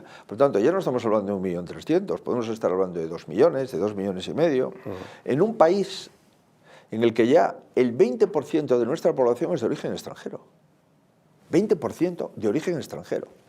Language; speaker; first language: Spanish; native; Spanish